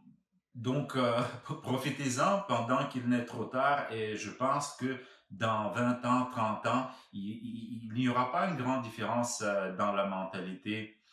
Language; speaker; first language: French; non-native, fluent; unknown